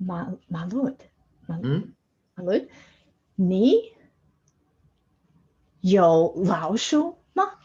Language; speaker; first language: Chinese; non-native, fluent; English